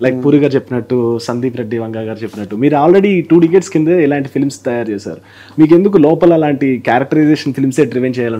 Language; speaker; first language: Telugu; native; Telugu